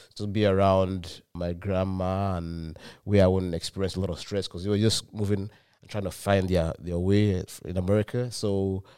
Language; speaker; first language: English; non-native, local second language; Yoruba